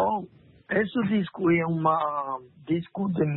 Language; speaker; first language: Portuguese; non-native, learner; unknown